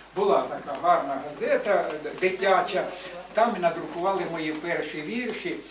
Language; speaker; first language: Ukrainian; native; Ukrainian